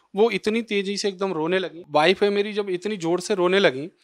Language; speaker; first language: Hindi; native; Hindi